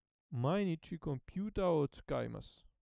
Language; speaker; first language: Japanese; non-native, learner; English